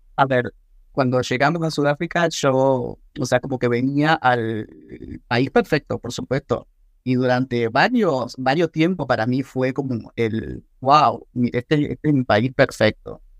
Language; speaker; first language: Spanish; native; Spanish